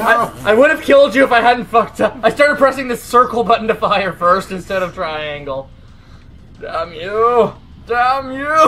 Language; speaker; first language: English; native; English